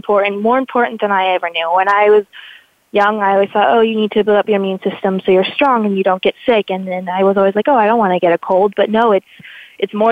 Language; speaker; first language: English; native; English